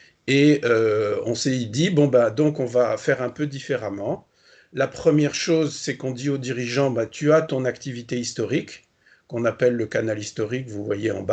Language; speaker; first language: French; native; French